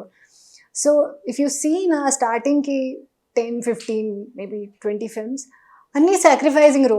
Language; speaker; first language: Telugu; non-native, learner; Hindi